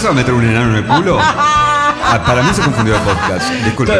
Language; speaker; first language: Spanish; native; Spanish